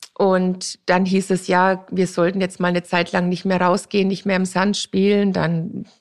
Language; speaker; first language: German; native; German